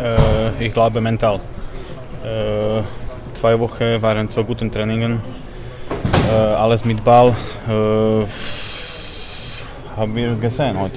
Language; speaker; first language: German; non-native, learner; Slovak